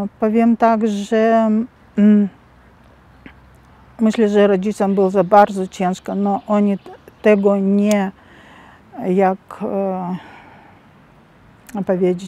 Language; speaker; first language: Polish; non-native, learner; Russian